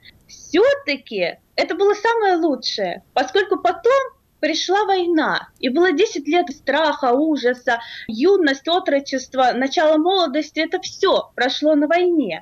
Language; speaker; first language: Russian; native; Russian